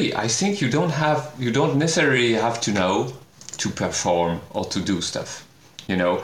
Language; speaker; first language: English; non-native, fluent; French